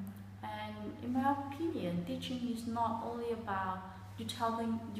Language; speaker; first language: English; non-native, fluent; Vietnamese